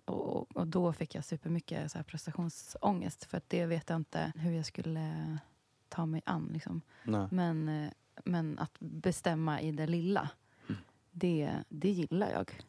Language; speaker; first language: Swedish; native; Swedish